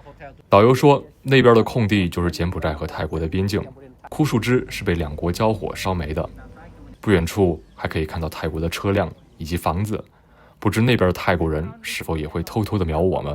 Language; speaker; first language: Chinese; native; Chinese